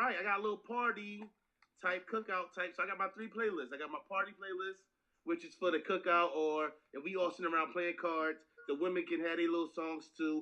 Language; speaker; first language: English; native; English